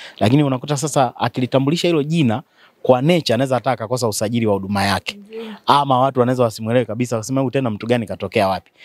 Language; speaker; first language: Swahili; native; Swahili